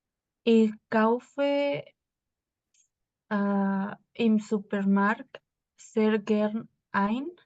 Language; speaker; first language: German; non-native, learner; Spanish